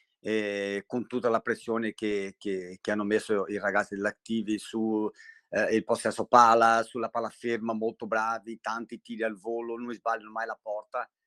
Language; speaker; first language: Italian; non-native, fluent; Portuguese